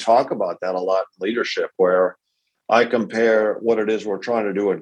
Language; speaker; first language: English; native; English